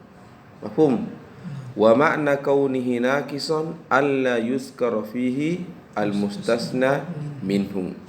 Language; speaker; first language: Arabic; non-native, fluent; Indonesian